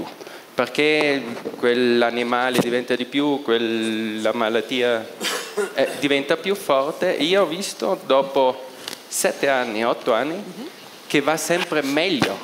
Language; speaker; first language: Italian; non-native, local second language; German